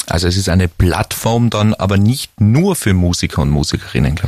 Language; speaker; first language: German; native; German